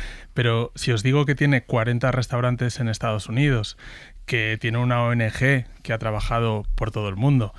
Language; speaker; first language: Spanish; native; Spanish